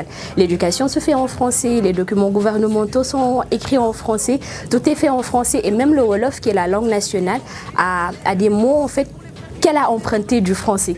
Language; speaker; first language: French; non-native, local second language; Wolof